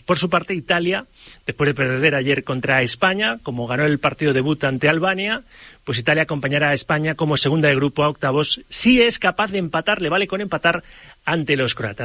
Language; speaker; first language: Spanish; native; Spanish